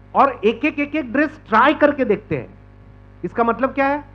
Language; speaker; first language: Hindi; non-native, local second language; Marathi